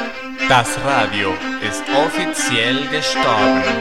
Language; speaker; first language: German; non-native, fluent; Spanish